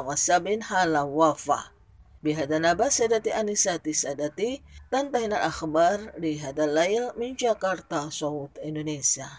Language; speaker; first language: Arabic; non-native, fluent; Indonesian